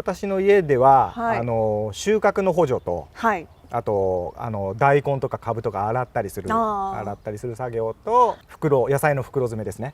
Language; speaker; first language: Japanese; native; Japanese